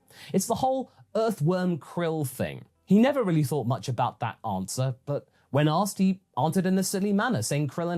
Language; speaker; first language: English; native; English